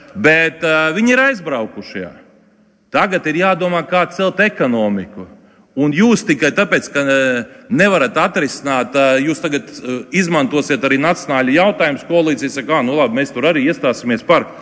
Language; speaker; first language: Latvian; non-native, local second language; Russian